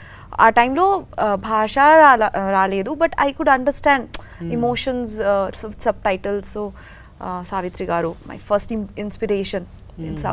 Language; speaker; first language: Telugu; non-native, learner; Bangla